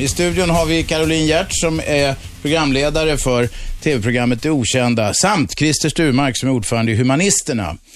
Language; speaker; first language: Swedish; native; Swedish